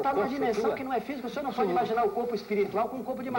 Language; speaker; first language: Portuguese; native; Portuguese